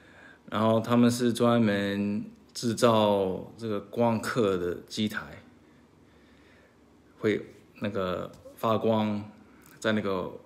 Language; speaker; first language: Chinese; early bilingual, heritage; Chinese